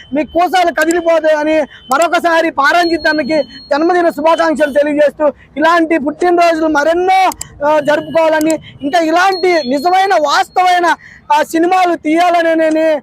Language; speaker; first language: Telugu; native; Telugu